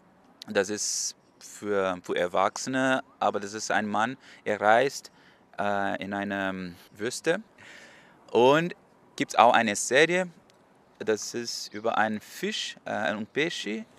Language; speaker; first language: German; non-native, learner; Portuguese